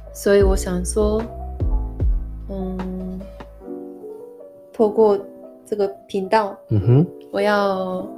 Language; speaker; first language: Chinese; non-native, learner; Japanese